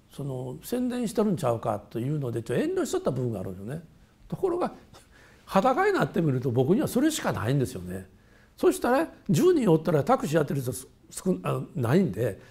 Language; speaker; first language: Japanese; native; Japanese